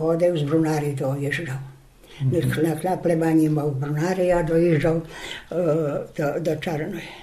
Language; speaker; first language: Polish; non-native, local second language; Rusyn